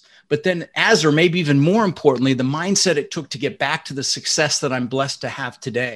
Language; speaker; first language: English; early bilingual, other home language; Dutch